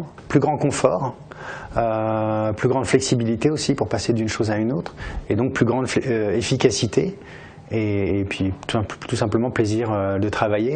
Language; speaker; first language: French; native; French